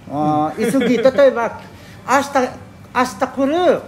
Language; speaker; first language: Japanese; non-native, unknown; Filipino